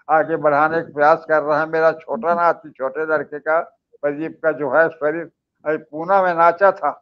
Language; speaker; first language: Hindi; native; Hindi